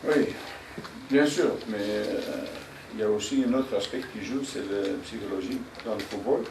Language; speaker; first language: French; non-native, fluent; Dutch